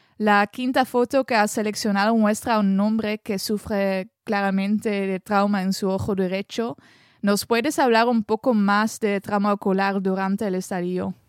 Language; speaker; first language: Spanish; non-native, fluent; French